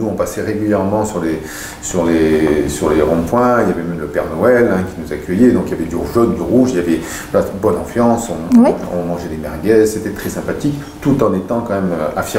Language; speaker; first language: French; native; French